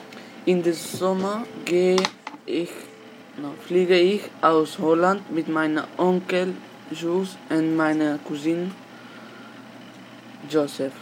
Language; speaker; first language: German; non-native, learner; Dutch